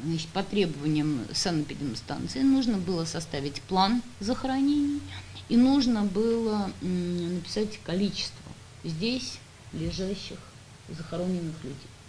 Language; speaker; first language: Russian; native; Russian